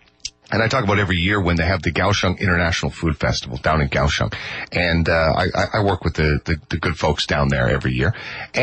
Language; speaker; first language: English; native; English